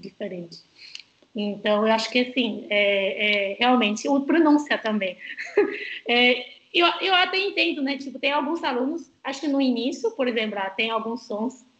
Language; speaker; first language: Portuguese; non-native, fluent; Chinese